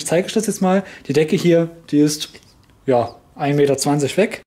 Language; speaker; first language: German; native; German